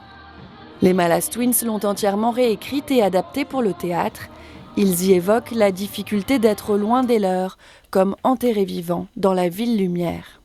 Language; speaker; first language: French; native; French